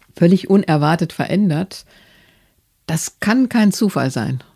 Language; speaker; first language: German; native; German